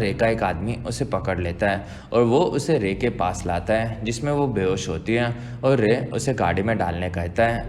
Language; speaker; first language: Hindi; native; Hindi